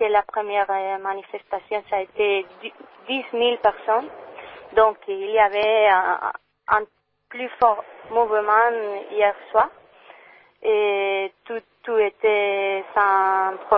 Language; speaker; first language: French; non-native, learner; Spanish